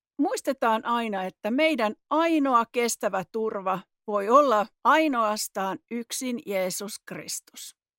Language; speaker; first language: Finnish; native; Finnish